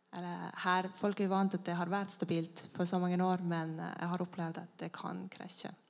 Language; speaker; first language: Norwegian; non-native, fluent; Estonian